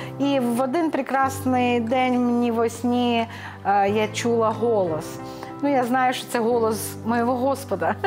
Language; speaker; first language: Ukrainian; non-native, local second language; Romany